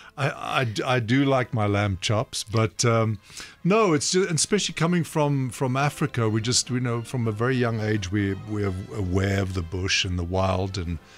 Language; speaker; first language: English; non-native, local second language; Afrikaans